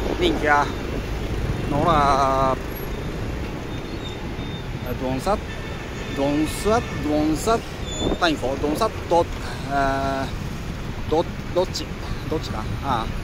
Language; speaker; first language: Vietnamese; non-native, learner; Japanese